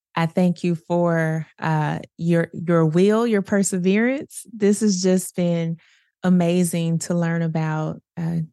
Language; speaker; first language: English; native; English